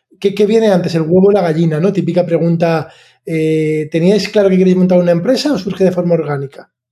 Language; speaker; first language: Spanish; native; Spanish